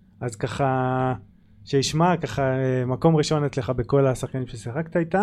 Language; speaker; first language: Hebrew; native; Hebrew